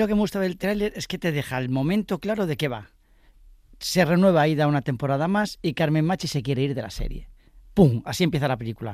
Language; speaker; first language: Spanish; native; Spanish